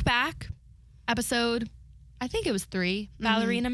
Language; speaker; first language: English; native; English